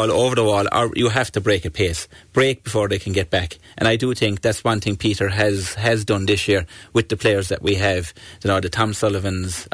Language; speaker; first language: English; native; English